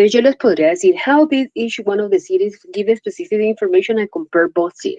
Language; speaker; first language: English; non-native, fluent; Spanish